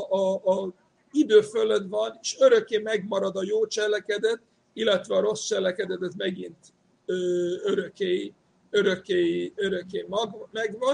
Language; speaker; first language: Hungarian; non-native, fluent; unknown